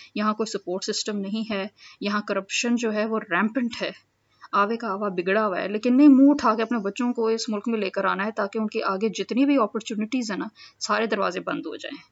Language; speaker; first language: Urdu; non-native, local second language; Punjabi